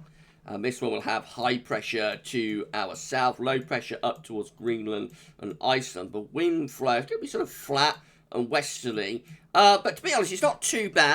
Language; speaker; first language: English; native; English